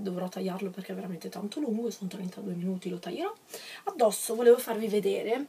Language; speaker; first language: Italian; native; Italian